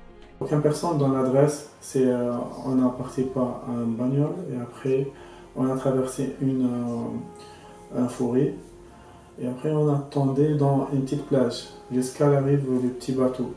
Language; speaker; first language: French; non-native, local second language; Arabic